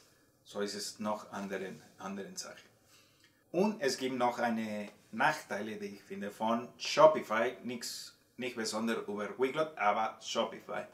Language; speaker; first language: German; non-native, learner; Spanish